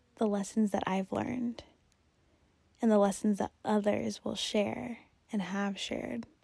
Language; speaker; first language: English; native; English